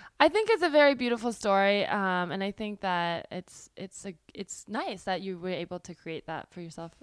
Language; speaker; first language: English; early bilingual, other home language; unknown